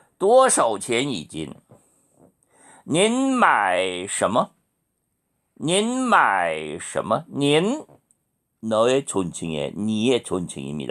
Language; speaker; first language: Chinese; non-native, fluent; Korean